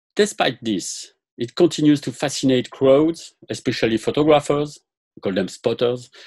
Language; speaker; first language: English; non-native, fluent; French